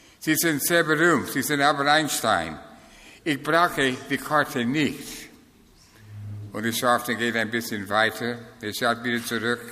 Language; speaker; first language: German; non-native, fluent; English